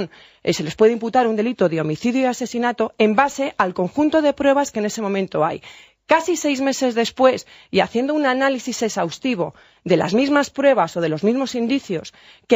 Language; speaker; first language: Spanish; native; Spanish